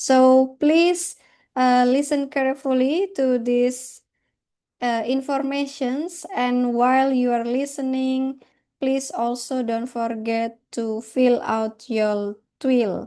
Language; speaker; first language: English; non-native, fluent; Indonesian